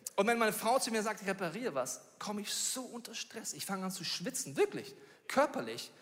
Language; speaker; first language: German; native; German